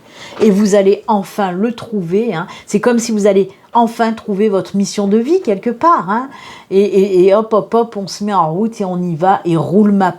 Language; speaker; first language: French; native; French